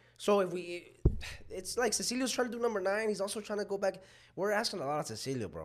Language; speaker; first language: English; early bilingual, other home language; Spanish